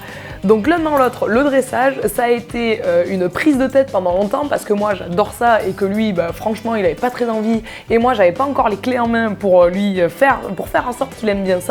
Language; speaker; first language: French; native; French